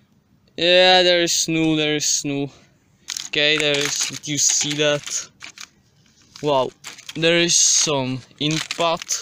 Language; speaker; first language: English; non-native, learner; Czech